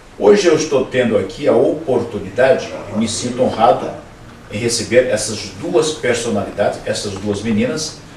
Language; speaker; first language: Portuguese; native; Portuguese